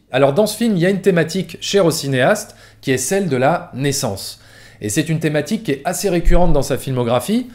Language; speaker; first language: French; native; French